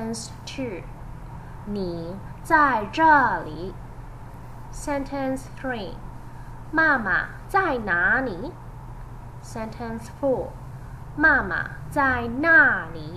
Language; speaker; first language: Chinese; non-native, fluent; English